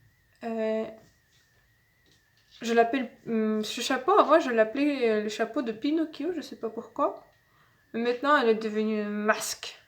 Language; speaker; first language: French; non-native, learner; Russian